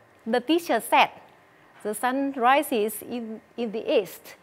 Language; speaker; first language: English; non-native, fluent; Vietnamese